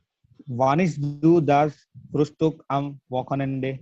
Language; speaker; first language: German; non-native, learner; Gujarati